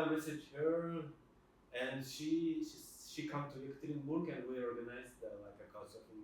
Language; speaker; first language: English; non-native, fluent; Russian